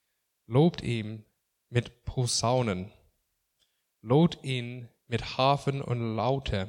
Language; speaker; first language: German; non-native, fluent; English